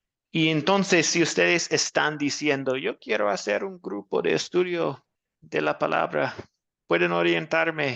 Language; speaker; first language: Spanish; non-native, fluent; English